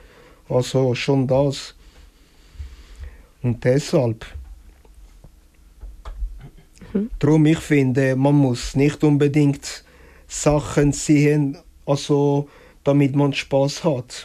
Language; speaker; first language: German; early bilingual, other home language; Italian